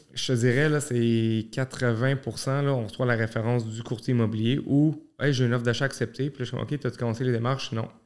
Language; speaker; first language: French; early bilingual, other home language; Arabic